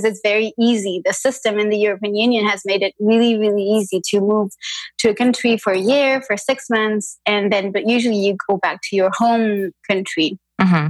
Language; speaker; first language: English; non-native, fluent; French